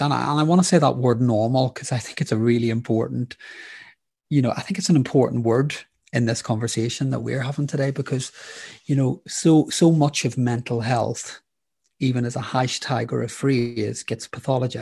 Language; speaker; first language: English; native; English